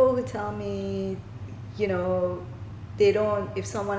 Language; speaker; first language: English; non-native, fluent; Persian